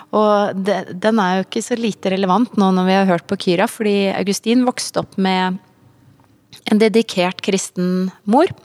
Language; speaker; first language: Norwegian; native; Norwegian